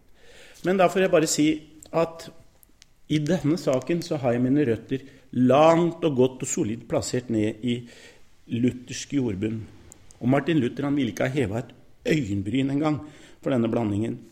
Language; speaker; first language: Norwegian; native; Norwegian